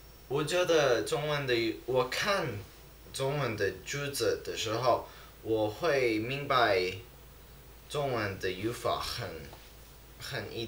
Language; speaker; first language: Chinese; non-native, learner; English